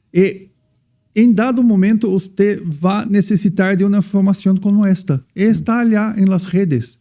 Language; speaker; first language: Spanish; non-native, fluent; Portuguese